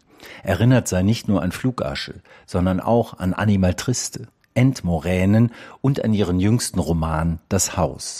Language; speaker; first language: German; native; German